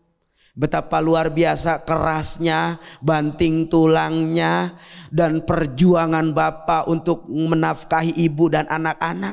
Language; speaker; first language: Indonesian; native; Indonesian